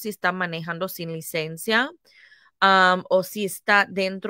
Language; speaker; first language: Spanish; non-native, fluent; English